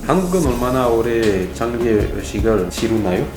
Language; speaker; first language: Korean; non-native, learner; French